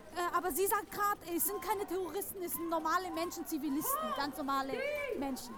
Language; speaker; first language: German; early bilingual, other home language; Kurdish